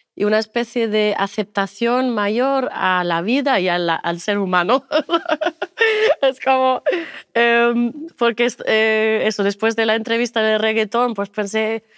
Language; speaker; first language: Spanish; non-native, fluent; German